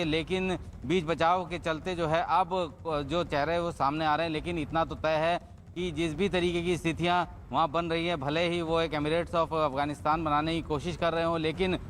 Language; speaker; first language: Hindi; native; Hindi